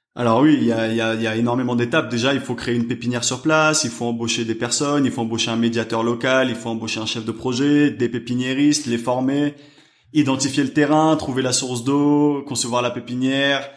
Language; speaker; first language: French; native; French